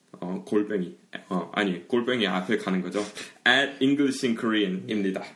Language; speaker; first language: Korean; non-native, fluent; English